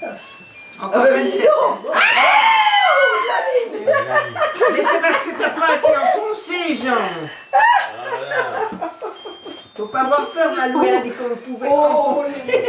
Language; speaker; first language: French; native; French